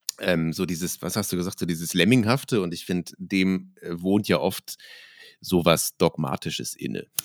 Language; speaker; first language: German; native; German